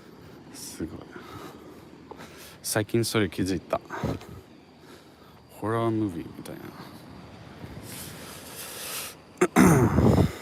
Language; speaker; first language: Japanese; non-native, fluent; English